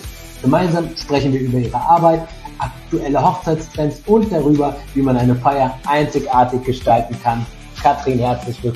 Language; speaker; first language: German; native; German